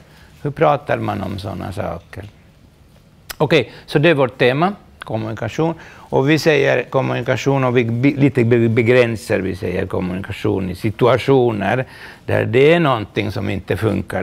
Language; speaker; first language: Swedish; non-native, local second language; Finnish